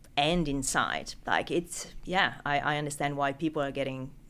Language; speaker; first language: English; non-native, fluent; Italian